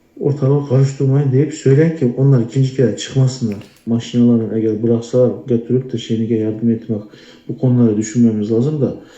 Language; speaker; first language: Turkish; native; Turkish